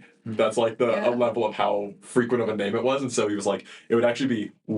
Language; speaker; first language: English; native; English